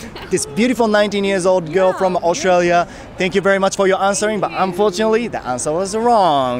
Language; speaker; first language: English; non-native, fluent; Japanese